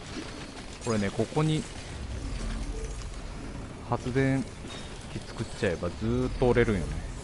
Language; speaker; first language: Japanese; native; Japanese